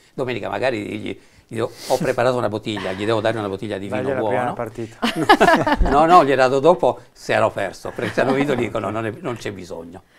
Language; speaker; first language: Italian; native; Italian